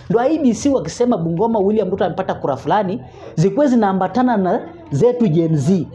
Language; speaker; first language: Swahili; non-native, local second language; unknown